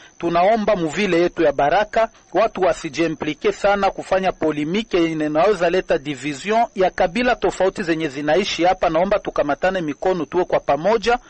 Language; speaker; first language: Swahili; native; Swahili